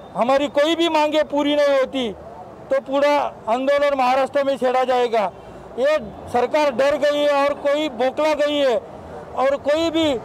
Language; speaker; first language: Hindi; non-native, local second language; Marathi